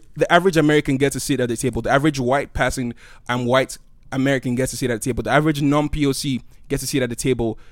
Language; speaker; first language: English; non-native, local second language; Igbo